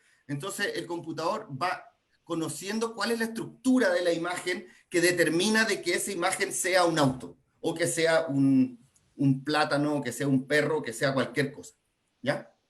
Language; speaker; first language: Spanish; native; Spanish